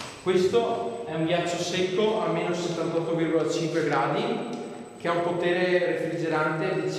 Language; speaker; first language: Italian; native; Italian